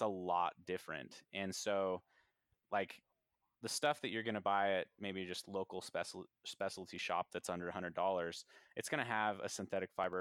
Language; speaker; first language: English; native; English